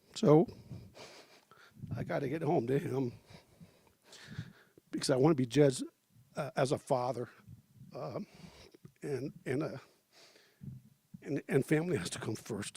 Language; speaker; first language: English; early bilingual, heritage; Spanish